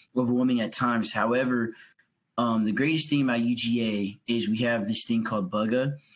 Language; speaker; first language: English; native; English